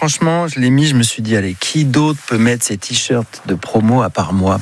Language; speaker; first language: French; native; French